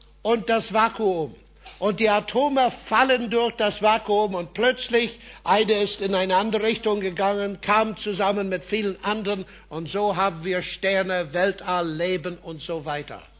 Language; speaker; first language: German; non-native, fluent; English